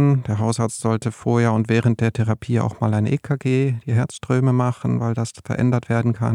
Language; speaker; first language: German; native; German